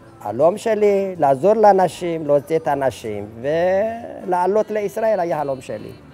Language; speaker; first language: Hebrew; non-native, learner; Amharic